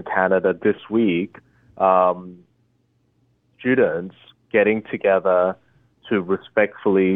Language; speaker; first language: English; early bilingual, other home language; Korean